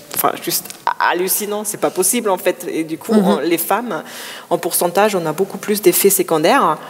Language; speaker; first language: French; non-native, fluent; German